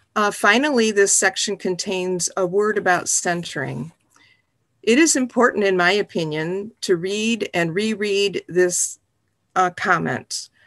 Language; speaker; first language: English; native; English